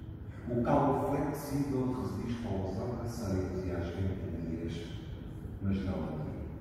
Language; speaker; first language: Portuguese; native; Portuguese